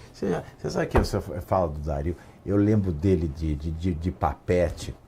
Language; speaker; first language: Portuguese; native; Portuguese